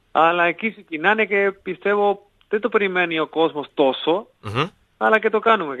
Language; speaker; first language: Greek; non-native, learner; Spanish